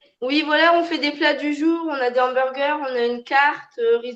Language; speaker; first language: French; native; French